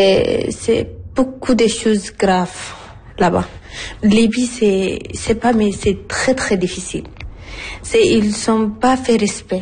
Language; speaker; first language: French; non-native, learner; Arabic